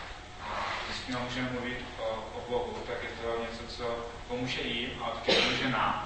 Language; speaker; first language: Czech; non-native, fluent; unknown